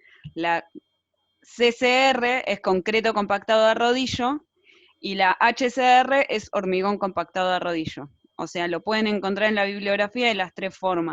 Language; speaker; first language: Spanish; native; Spanish